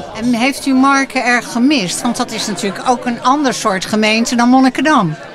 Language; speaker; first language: Dutch; native; Dutch